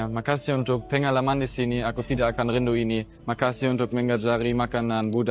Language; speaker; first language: Indonesian; non-native, learner; German